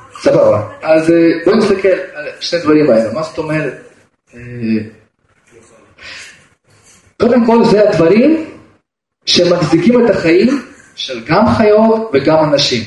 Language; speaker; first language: Hebrew; non-native, fluent; Russian